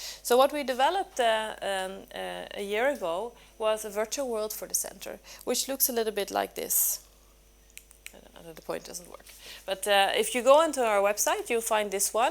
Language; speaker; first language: English; non-native, fluent; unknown